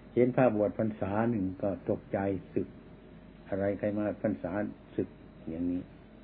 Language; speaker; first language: Thai; non-native, local second language; Lao